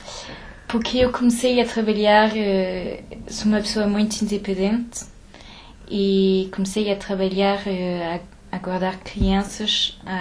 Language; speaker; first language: Portuguese; early bilingual, heritage; French